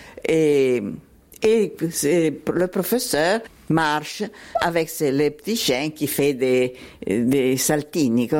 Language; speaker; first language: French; non-native, learner; Italian